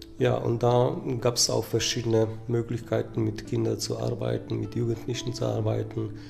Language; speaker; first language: German; non-native, fluent; Polish